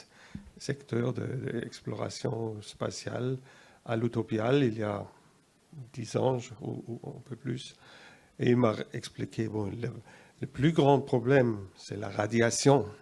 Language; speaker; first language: French; non-native, fluent; German